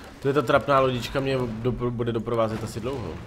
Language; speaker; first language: Czech; native; Czech